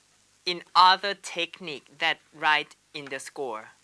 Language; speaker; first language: English; non-native, learner; Thai